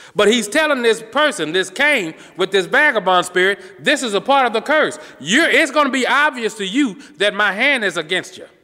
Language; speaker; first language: English; native; English